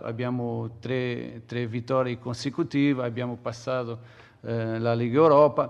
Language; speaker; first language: Italian; non-native, learner; Portuguese